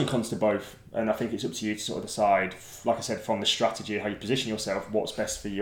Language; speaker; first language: English; native; English